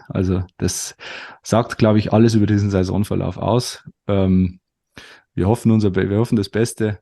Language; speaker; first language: German; native; German